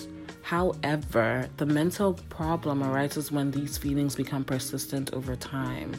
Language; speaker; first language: English; non-native, local second language; Akan